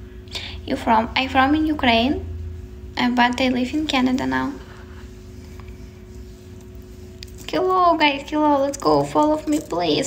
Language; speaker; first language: English; non-native, learner; Ukrainian